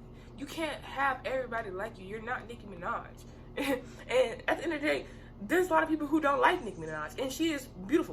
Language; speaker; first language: English; native; English